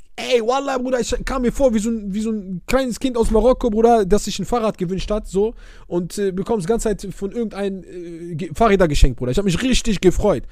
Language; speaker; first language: German; early bilingual, other home language; Arabic